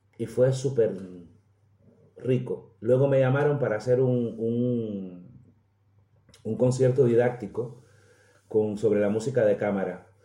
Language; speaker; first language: Spanish; native; Spanish